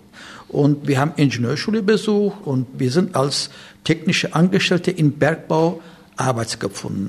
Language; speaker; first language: German; non-native, learner; Turkish